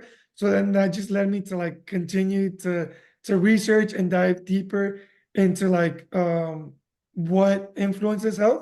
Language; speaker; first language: English; early bilingual, other home language; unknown